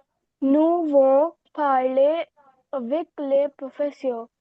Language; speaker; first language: French; non-native, learner; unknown